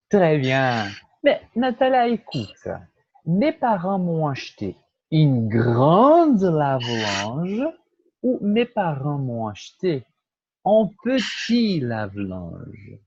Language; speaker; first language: French; non-native, fluent; Portuguese